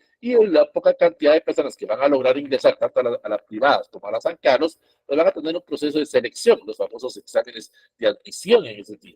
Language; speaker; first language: Spanish; native; Spanish